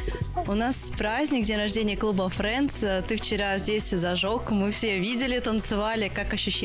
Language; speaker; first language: Russian; native; Russian